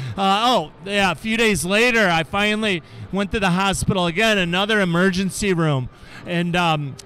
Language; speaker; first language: English; native; English